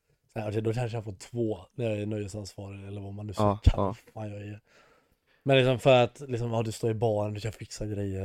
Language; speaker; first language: Swedish; native; Swedish